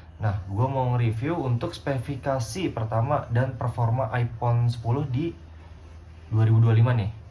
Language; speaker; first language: Indonesian; native; Indonesian